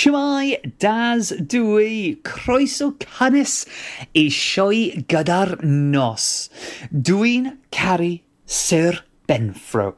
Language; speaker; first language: Welsh; non-native, learner; English